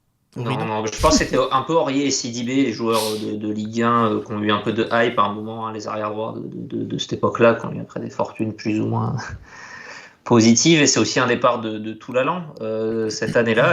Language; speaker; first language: French; native; French